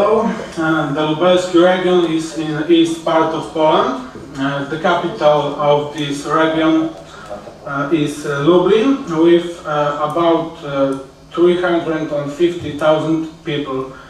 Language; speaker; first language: English; non-native, learner; Polish